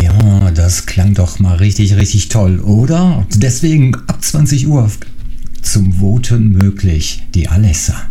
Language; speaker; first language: German; native; German